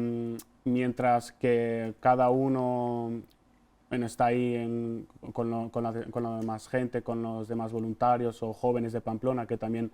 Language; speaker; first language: Spanish; early bilingual, heritage; Spanish